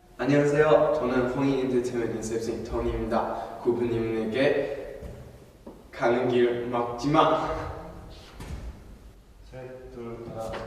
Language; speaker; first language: Korean; non-native, learner; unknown